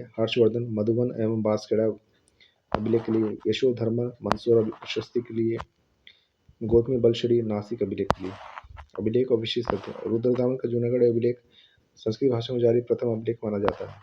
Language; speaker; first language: Hindi; native; Hindi